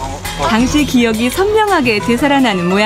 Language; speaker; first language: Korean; native; Korean